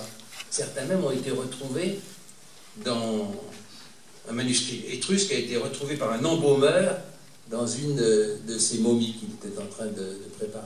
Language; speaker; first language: French; native; French